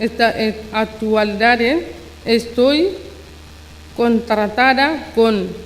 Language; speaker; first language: Spanish; non-native, learner; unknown